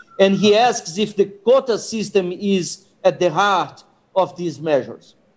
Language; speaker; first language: English; non-native, fluent; Portuguese